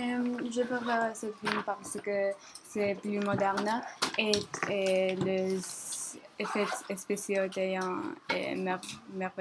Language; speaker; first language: French; non-native, learner; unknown